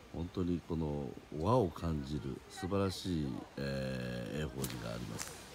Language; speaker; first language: Japanese; native; Japanese